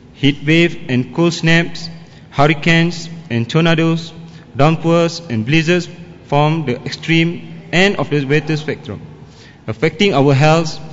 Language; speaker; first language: English; non-native, local second language; Malay